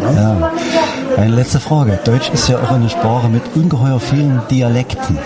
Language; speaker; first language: German; native; German